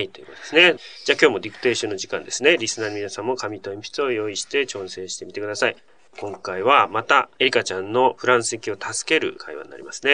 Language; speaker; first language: Japanese; native; Japanese